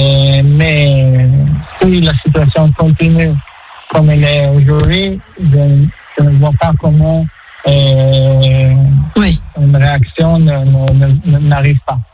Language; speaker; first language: French; non-native, fluent; Hebrew